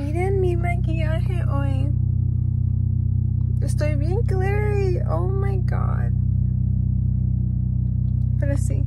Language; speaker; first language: Spanish; early bilingual, heritage; Spanish